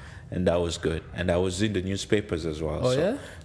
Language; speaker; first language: English; non-native, local second language; Ganda